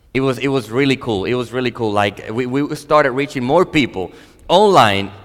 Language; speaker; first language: English; non-native, fluent; Spanish